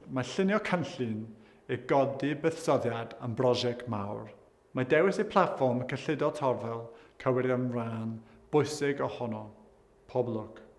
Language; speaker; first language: Welsh; non-native, local second language; English